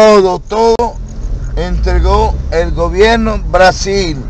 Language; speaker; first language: Portuguese; non-native, learner; Spanish